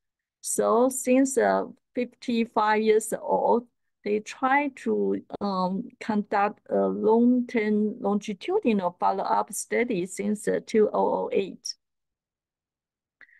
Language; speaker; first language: English; non-native, fluent; Chinese